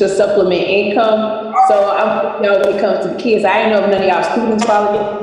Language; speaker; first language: English; native; English